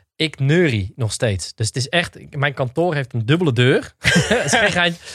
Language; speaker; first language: Dutch; native; Dutch